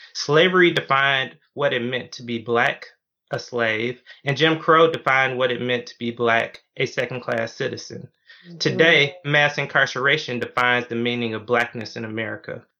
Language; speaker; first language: English; native; English